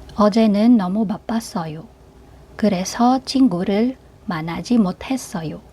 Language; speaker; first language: Korean; non-native, fluent; Filipino